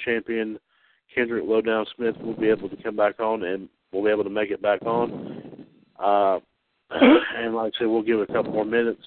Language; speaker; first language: English; native; English